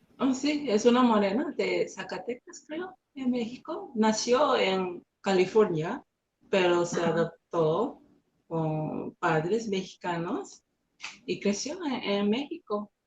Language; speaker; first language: Spanish; non-native, learner; English